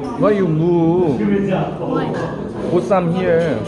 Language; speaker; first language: English; non-native, learner; Korean